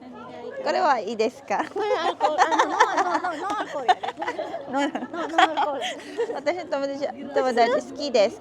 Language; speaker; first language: Japanese; non-native, learner; Filipino